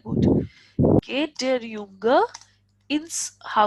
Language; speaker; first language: German; non-native, fluent; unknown